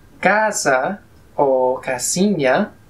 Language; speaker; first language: Portuguese; non-native, fluent; Spanish